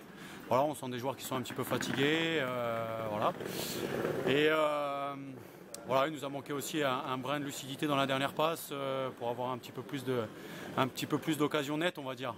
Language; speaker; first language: French; native; French